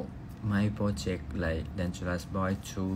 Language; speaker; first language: English; non-native, learner; Thai